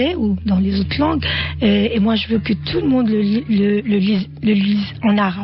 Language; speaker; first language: French; non-native, fluent; Arabic